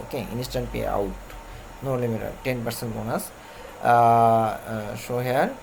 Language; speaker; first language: English; non-native, learner; Bangla